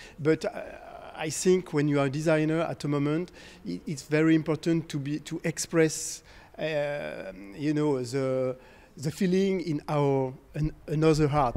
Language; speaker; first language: English; non-native, fluent; French